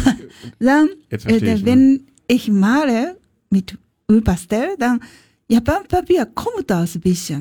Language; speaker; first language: German; non-native, learner; Japanese